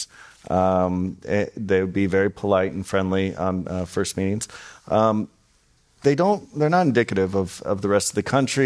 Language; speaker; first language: English; native; English